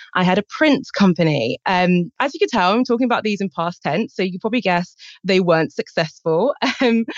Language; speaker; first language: English; native; English